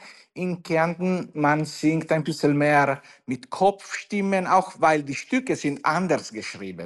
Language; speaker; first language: German; non-native, fluent; Italian